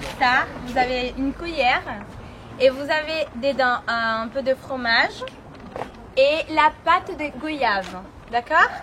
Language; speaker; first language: French; non-native, learner; Portuguese